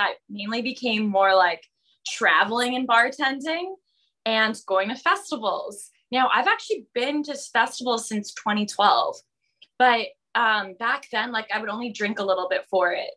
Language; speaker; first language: English; native; English